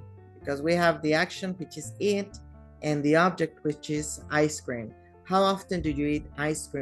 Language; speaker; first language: English; non-native, fluent; Spanish